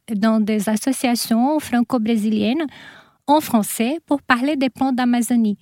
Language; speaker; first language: French; non-native, fluent; Portuguese